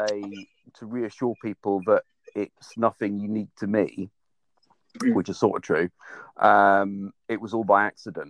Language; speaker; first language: English; native; English